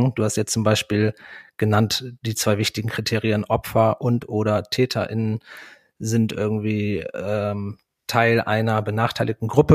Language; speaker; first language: German; native; German